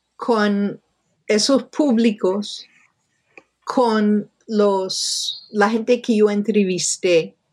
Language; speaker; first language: Spanish; non-native, fluent; English